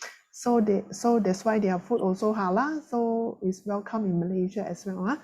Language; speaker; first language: English; non-native, local second language; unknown